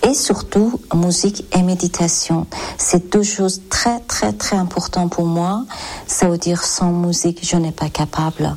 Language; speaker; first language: French; non-native, learner; Persian